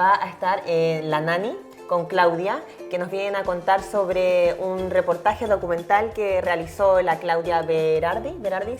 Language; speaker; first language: Spanish; native; Spanish